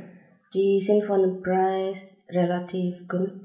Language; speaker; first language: German; non-native, fluent; Indonesian